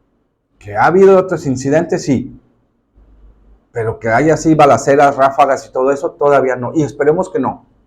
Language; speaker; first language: Spanish; native; Spanish